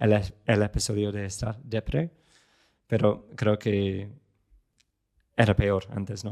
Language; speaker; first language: Spanish; non-native, fluent; English